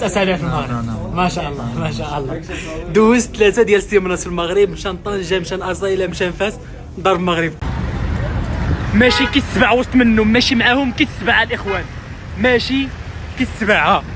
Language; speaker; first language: Arabic; native; Arabic